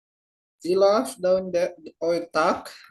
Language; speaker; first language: German; non-native, fluent; Indonesian